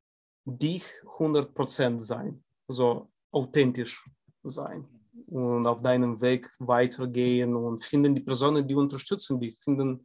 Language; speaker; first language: German; non-native, fluent; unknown